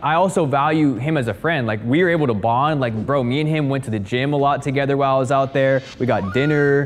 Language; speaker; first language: English; native; English